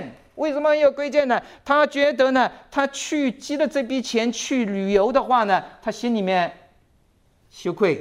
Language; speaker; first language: Chinese; native; Chinese